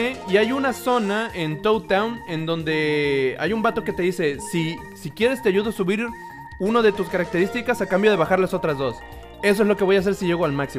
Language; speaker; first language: Spanish; native; Spanish